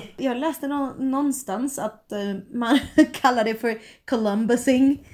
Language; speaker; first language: Swedish; non-native, fluent; Spanish